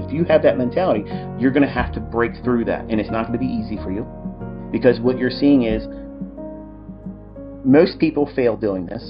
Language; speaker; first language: English; native; English